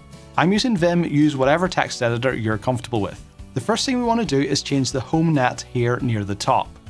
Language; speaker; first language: English; native; English